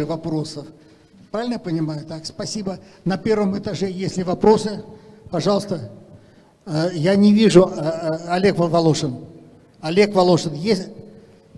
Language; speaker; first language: Russian; native; Russian